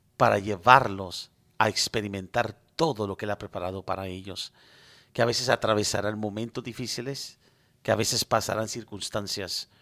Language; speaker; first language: Spanish; early bilingual, heritage; Spanish